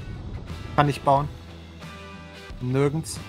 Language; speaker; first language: German; native; German